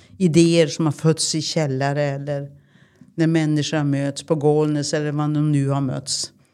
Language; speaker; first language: Swedish; native; Swedish